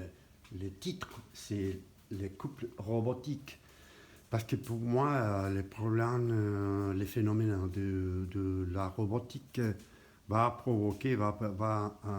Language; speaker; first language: French; non-native, fluent; Spanish